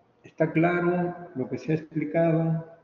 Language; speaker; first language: Spanish; native; Spanish